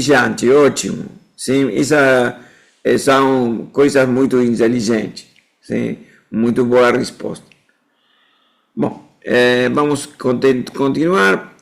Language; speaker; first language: Portuguese; non-native, fluent; Spanish